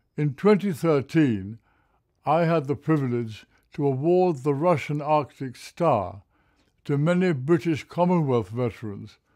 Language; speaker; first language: English; native; English